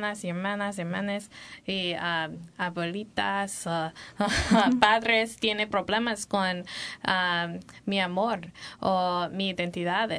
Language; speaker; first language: Spanish; non-native, learner; English